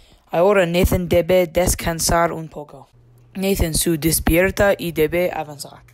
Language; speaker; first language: Spanish; non-native, learner; English